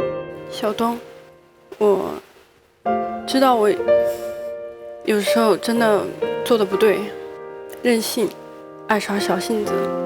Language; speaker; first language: Chinese; native; Chinese